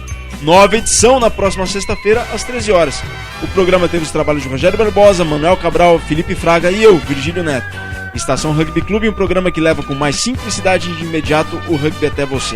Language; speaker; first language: Portuguese; native; Portuguese